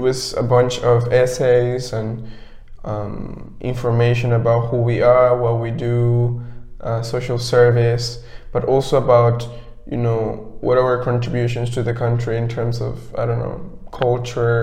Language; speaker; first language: English; non-native, fluent; Spanish